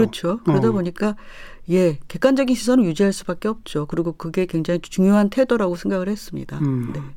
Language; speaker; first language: Korean; native; Korean